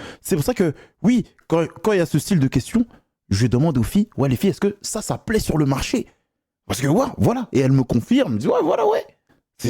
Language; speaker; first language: French; native; French